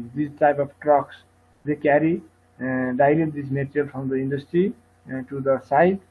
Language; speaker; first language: English; non-native, local second language; Nepali